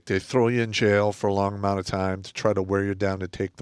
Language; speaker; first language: English; native; English